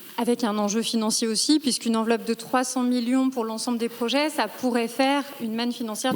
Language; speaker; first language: French; native; French